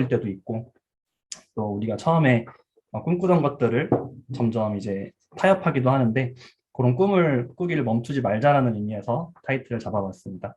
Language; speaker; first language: Korean; early bilingual, heritage; Korean